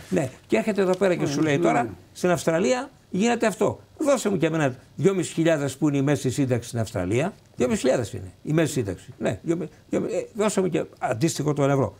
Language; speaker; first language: Greek; native; Greek